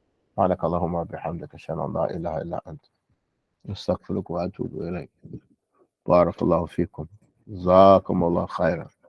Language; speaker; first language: Arabic; non-native, fluent; English